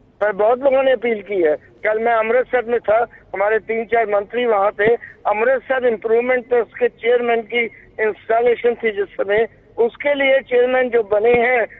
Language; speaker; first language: Hindi; non-native, local second language; Punjabi